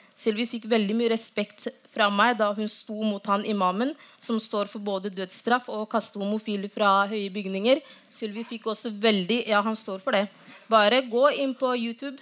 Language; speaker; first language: Norwegian; non-native, fluent; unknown